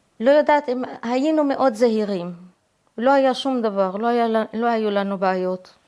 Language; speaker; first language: Hebrew; early bilingual, heritage; Hebrew